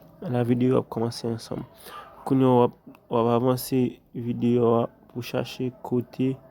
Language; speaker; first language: French; non-native, learner; Haitian Creole